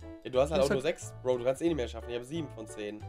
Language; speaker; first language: German; native; German